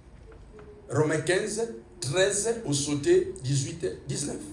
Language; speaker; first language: French; non-native, local second language; Lingala